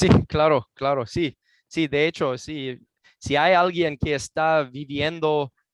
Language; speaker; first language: Spanish; non-native, fluent; English